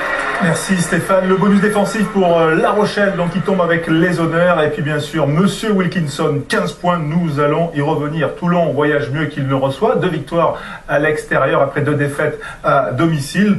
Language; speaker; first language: French; native; French